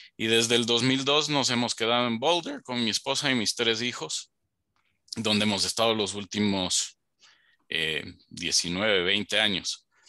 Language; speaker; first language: Spanish; native; Spanish